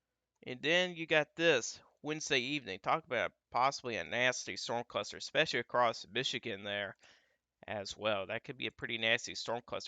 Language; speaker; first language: English; native; English